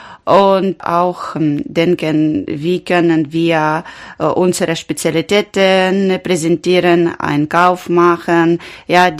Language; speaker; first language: German; non-native, learner; Ukrainian